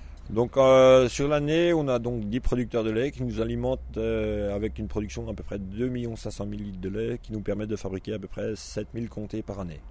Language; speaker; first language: French; native; French